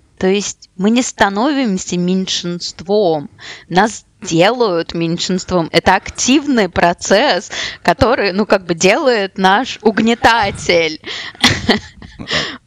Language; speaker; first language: Russian; native; Russian